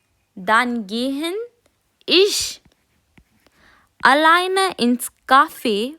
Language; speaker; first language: German; non-native, fluent; Hindi